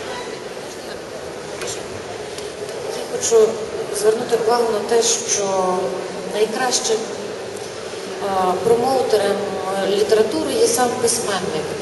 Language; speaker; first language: Ukrainian; native; Ukrainian